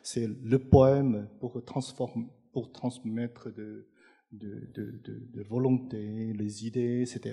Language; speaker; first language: French; non-native, fluent; Chinese